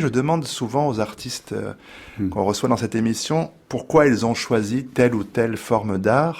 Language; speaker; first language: French; native; French